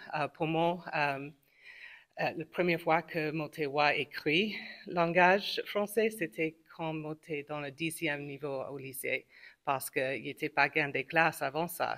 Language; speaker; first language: French; non-native, local second language; English